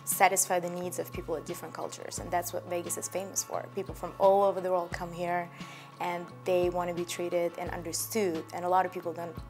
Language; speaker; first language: English; non-native, fluent; Russian